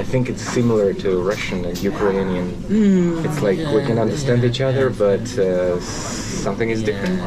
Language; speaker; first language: English; non-native, fluent; Russian